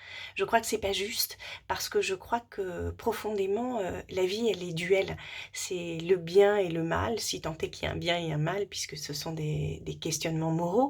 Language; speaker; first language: French; native; French